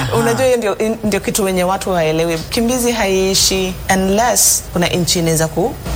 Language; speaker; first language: Swahili; early bilingual, other home language; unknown